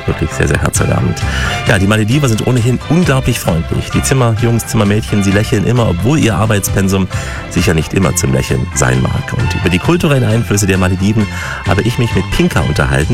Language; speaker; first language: German; native; German